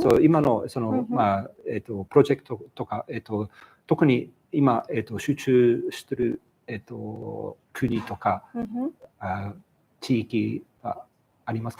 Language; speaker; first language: Japanese; non-native, fluent; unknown